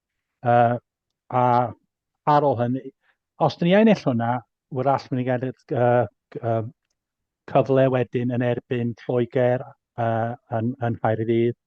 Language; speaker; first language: Welsh; native; Welsh